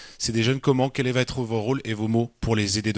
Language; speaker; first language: French; native; French